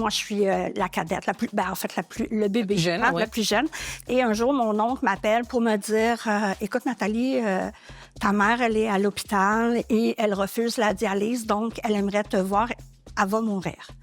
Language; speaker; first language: French; native; French